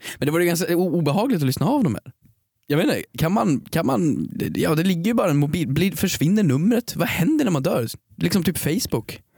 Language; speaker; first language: Swedish; native; Swedish